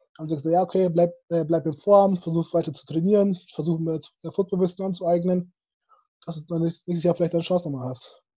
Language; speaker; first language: German; early bilingual, other home language; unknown